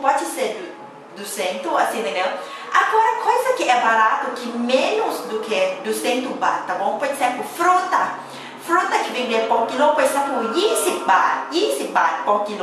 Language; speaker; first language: Portuguese; non-native, learner; Thai